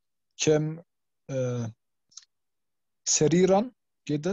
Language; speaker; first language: Arabic; non-native, learner; German